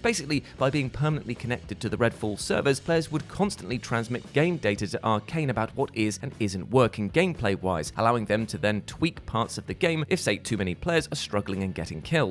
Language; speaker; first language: English; native; English